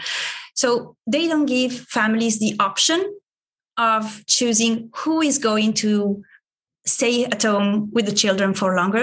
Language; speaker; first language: English; non-native, fluent; Italian